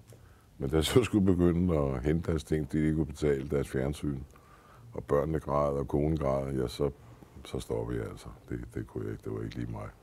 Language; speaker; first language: Danish; native; Danish